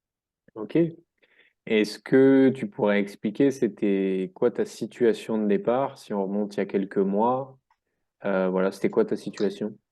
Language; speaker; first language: French; native; French